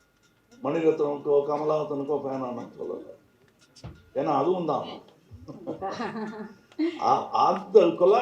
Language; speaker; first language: Tamil; native; Tamil